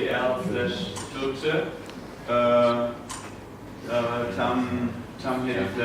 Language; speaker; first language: Turkish; non-native, learner; German